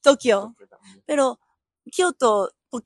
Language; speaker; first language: Spanish; non-native, learner; Japanese